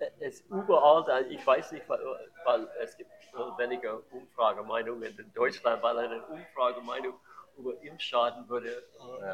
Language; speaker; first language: German; non-native, learner; English